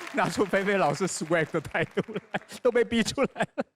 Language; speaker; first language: Chinese; native; Chinese